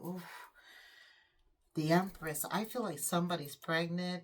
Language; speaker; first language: English; native; English